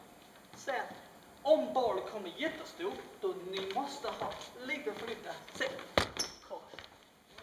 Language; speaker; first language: Swedish; non-native, learner; Chinese